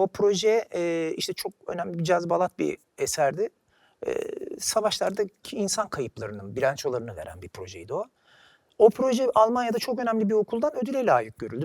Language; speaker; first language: Turkish; native; Turkish